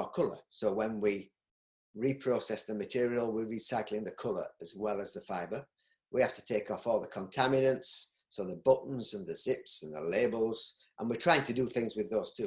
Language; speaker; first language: English; native; English